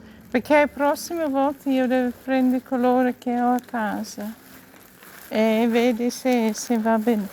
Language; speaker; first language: Italian; non-native, learner; English